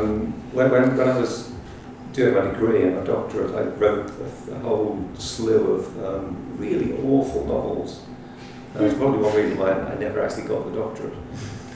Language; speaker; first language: English; native; English